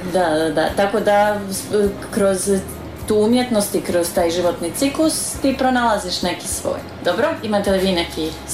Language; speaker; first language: Serbian; native; Serbian